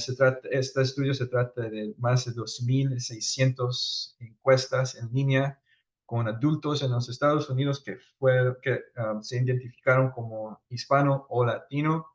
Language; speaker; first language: Spanish; early bilingual, heritage; Spanish